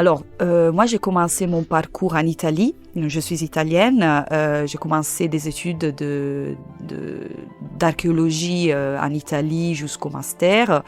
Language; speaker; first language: French; native; French